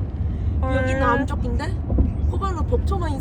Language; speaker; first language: Korean; non-native, learner; Chinese